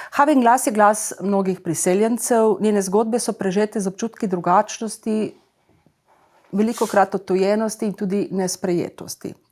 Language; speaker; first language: Slovenian; native; Slovenian